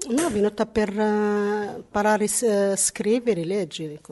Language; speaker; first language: Italian; non-native, learner; Arabic